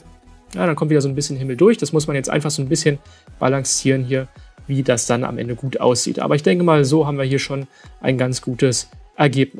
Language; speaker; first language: German; native; German